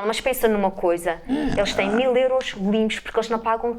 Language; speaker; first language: Portuguese; native; Portuguese